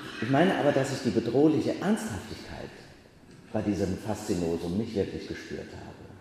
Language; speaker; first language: German; native; German